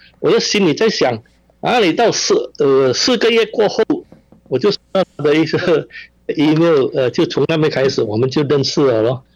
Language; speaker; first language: Chinese; non-native, local second language; Min Nan Chinese